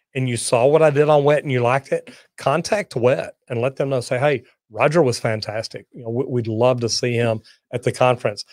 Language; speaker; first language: English; native; English